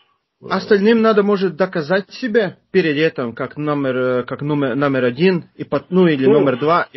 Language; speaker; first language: Russian; non-native, fluent; Latvian